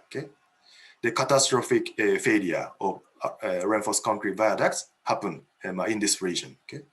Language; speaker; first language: English; non-native, fluent; Japanese